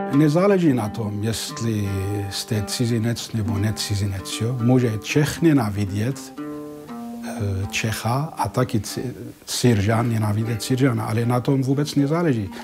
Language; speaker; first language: Czech; non-native, fluent; Arabic